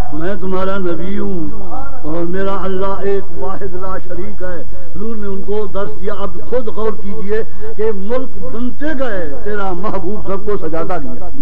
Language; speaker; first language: Urdu; non-native, local second language; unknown